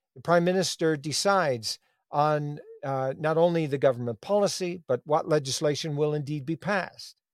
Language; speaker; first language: English; native; English